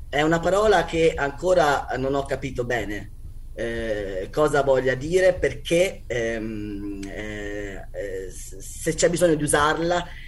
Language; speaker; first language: Italian; native; Italian